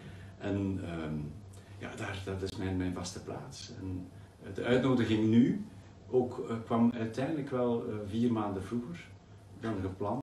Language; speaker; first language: Dutch; native; Dutch